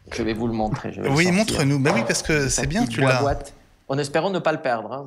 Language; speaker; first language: French; non-native, fluent; Spanish